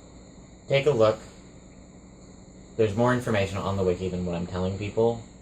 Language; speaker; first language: English; native; English